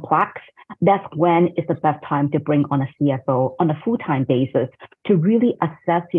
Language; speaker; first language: English; non-native, fluent; Cantonese